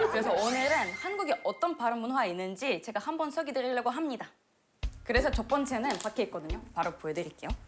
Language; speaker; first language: Korean; non-native, fluent; Russian